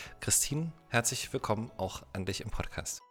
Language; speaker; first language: German; native; German